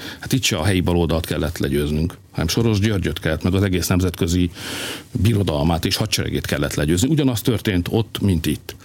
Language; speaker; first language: Hungarian; native; Hungarian